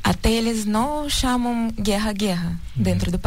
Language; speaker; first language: Portuguese; non-native, learner; Russian